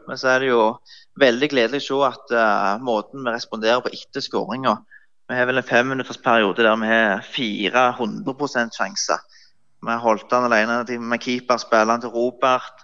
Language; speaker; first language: Norwegian; native; Norwegian